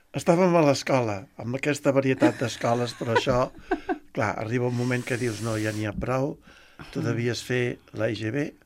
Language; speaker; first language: Catalan; native; Catalan